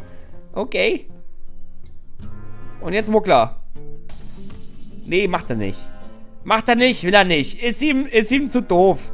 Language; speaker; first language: German; native; German